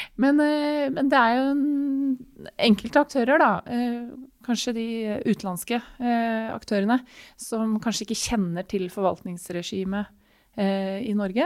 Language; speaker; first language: Norwegian; native; Norwegian